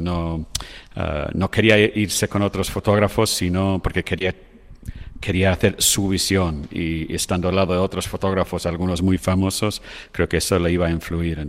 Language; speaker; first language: Spanish; non-native, fluent; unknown